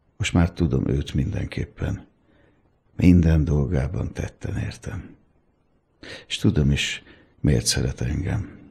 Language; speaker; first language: Hungarian; native; Hungarian